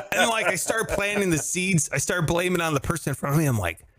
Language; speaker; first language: English; native; English